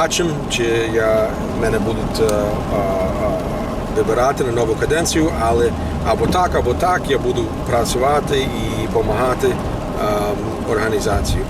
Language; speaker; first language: Ukrainian; early bilingual, heritage; Ukrainian